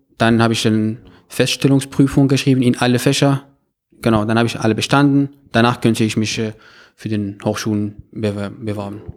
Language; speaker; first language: German; non-native, fluent; Arabic